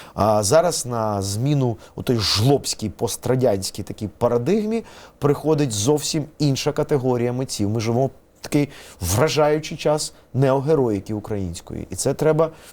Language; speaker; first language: Ukrainian; non-native, local second language; Russian